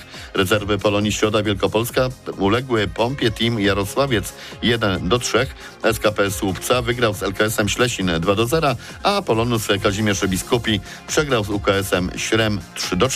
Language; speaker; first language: Polish; native; Polish